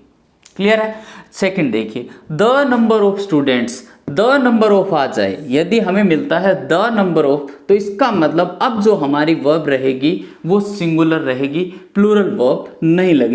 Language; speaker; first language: Hindi; native; Hindi